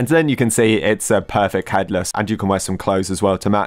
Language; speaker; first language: English; native; English